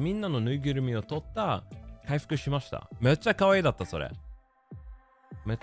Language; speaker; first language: Japanese; non-native, learner; Swedish